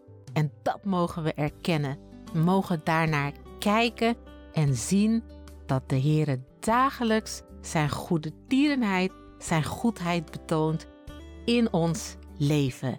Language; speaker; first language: Dutch; native; Dutch